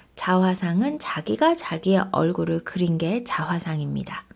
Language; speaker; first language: Korean; native; Korean